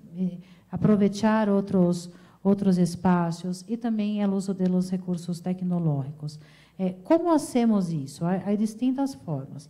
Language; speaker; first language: Spanish; non-native, fluent; Portuguese